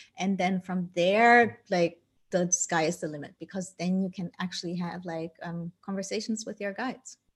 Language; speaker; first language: English; non-native, fluent; German